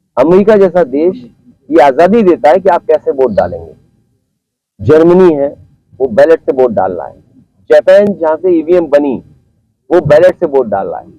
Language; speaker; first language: Hindi; native; Hindi